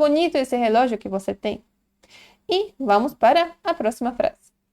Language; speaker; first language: Portuguese; non-native, fluent; Polish